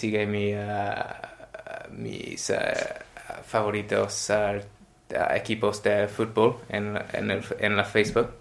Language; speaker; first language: Spanish; non-native, learner; English